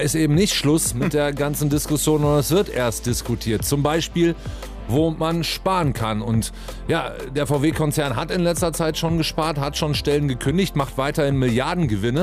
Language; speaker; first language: German; native; German